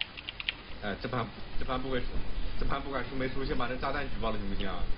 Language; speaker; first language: Chinese; native; Chinese